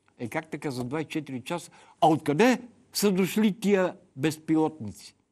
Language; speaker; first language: Bulgarian; native; Bulgarian